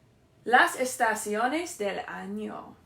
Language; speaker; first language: Spanish; non-native, learner; English